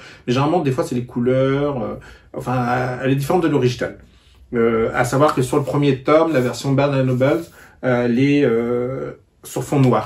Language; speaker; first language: French; native; French